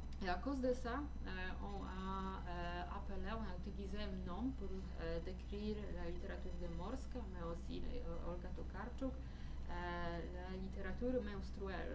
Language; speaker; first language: French; non-native, fluent; Polish